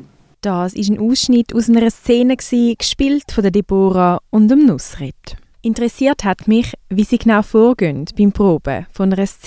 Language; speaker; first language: German; native; German